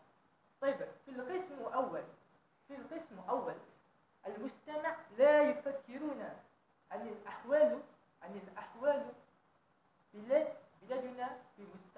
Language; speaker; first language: Arabic; non-native, learner; Malay